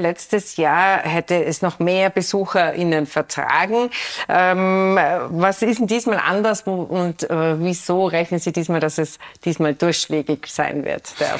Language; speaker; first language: German; native; German